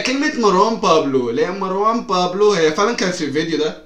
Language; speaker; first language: Arabic; native; Arabic